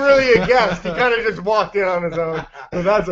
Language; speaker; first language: English; native; English